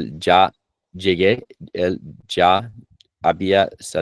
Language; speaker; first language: Spanish; non-native, learner; English